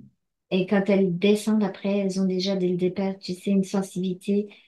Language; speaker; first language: French; native; French